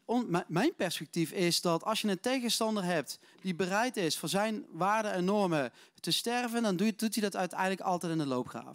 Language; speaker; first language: Dutch; native; Dutch